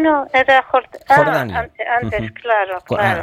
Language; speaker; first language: Spanish; non-native, fluent; Arabic